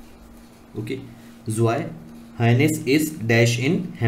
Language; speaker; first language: German; non-native, learner; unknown